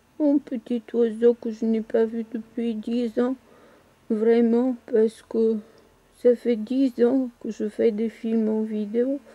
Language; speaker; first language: French; non-native, fluent; Bulgarian